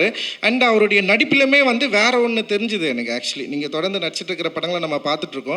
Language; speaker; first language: Tamil; native; Tamil